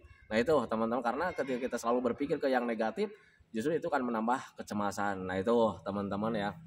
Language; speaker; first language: Indonesian; native; Indonesian